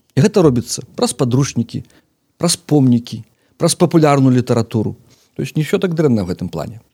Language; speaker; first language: Belarusian; native; Belarusian